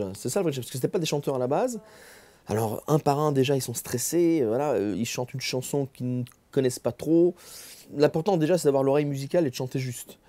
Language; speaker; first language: French; native; French